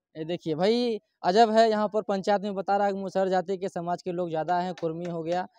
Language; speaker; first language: Hindi; native; Hindi